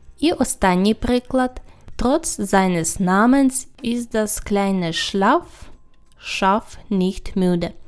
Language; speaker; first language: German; non-native, fluent; Ukrainian